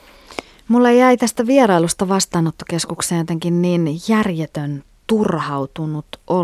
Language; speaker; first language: Finnish; native; Finnish